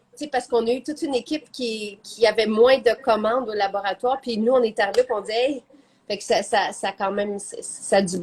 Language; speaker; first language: French; native; French